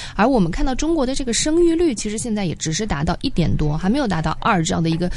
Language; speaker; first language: Chinese; native; Chinese